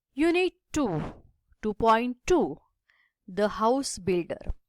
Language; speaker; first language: English; non-native, local second language; Marathi